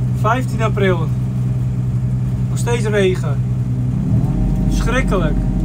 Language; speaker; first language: Dutch; native; Dutch